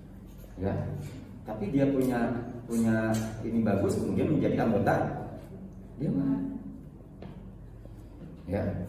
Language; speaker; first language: Indonesian; native; Indonesian